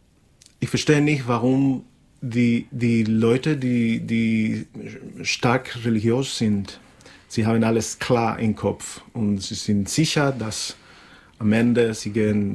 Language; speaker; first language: German; non-native, learner; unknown